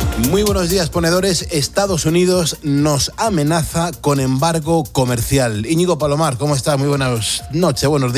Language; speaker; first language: Spanish; native; Spanish